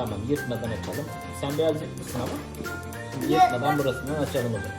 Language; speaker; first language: Turkish; native; Turkish